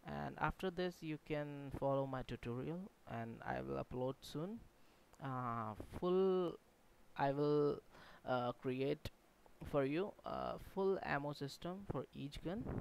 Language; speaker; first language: English; non-native, local second language; Hindi